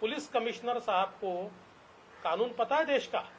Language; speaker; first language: Hindi; non-native, local second language; Marathi